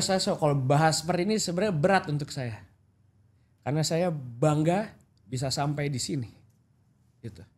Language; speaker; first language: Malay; non-native, local second language; Indonesian